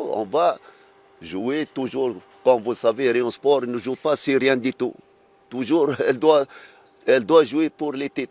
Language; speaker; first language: French; non-native, fluent; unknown